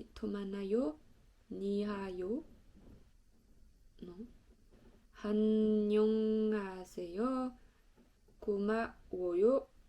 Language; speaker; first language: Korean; non-native, learner; French